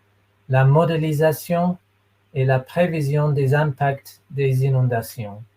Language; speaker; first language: French; non-native, fluent; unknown